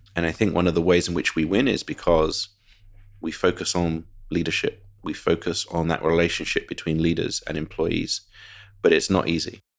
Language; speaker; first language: English; native; English